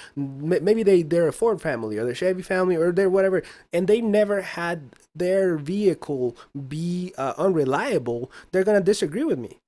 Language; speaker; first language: English; early bilingual, other home language; Spanish